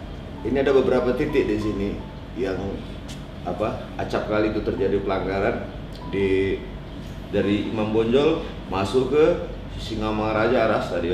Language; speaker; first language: Indonesian; native; Indonesian